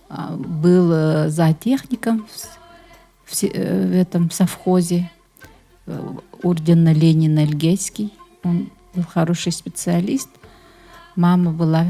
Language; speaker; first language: Russian; non-native, local second language; Yakut